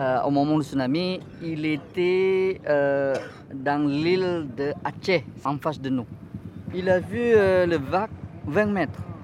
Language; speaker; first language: French; non-native, learner; Indonesian